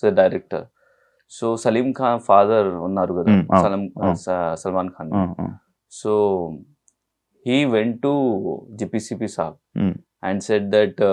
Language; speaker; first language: Telugu; non-native, learner; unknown